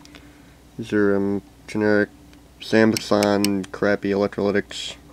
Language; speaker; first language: English; native; English